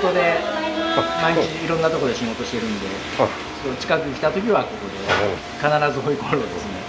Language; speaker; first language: Japanese; native; Japanese